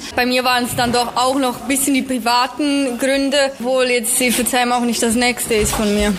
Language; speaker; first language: German; native; German